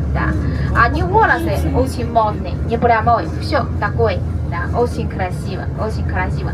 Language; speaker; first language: Russian; non-native, learner; Chinese